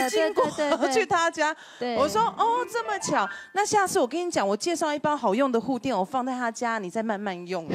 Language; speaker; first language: Chinese; native; Chinese